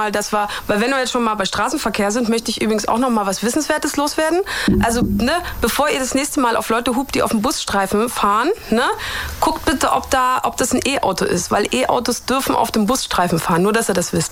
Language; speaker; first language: German; native; German